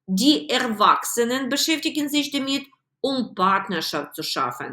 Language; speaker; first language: German; non-native, fluent; Ukrainian